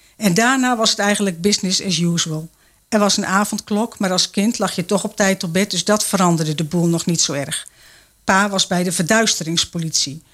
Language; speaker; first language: Dutch; native; Dutch